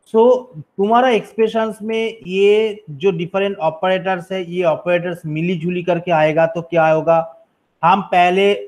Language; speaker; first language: Hindi; non-native, local second language; Bangla